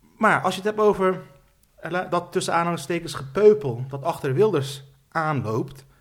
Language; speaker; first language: Dutch; early bilingual, other home language; Turkish